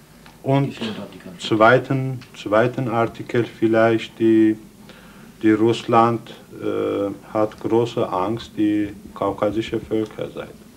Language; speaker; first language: German; non-native, learner; Adyghe